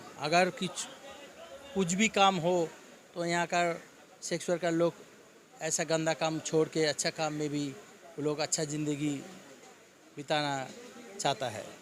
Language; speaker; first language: Hindi; non-native, local second language; Bangla